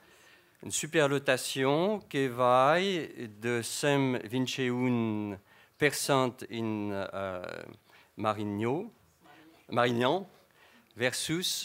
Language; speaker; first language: Portuguese; non-native, fluent; French